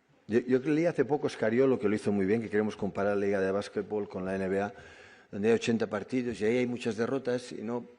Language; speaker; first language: Spanish; native; Spanish